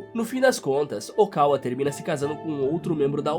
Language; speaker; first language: Portuguese; native; Portuguese